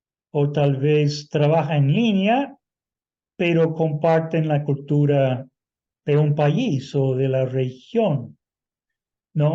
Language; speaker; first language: Spanish; non-native, fluent; English